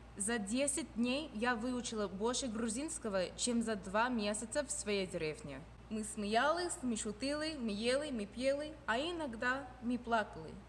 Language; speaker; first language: Russian; non-native, fluent; English